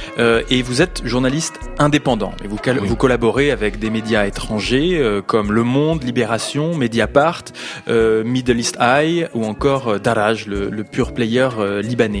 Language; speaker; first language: French; native; French